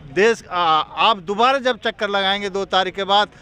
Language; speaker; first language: Hindi; native; Hindi